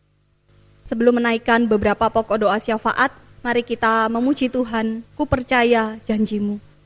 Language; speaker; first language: Indonesian; native; Indonesian